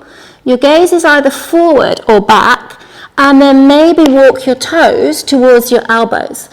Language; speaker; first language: English; native; English